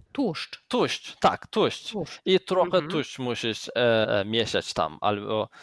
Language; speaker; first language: Polish; non-native, learner; Azerbaijani